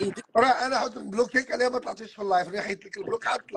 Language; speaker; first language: Arabic; native; Arabic